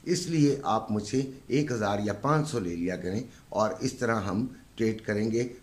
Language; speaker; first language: Urdu; native; Urdu